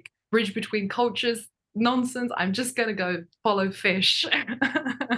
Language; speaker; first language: English; non-native, fluent; Japanese